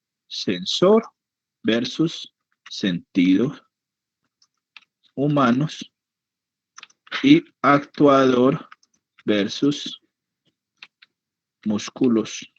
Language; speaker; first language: Spanish; native; Spanish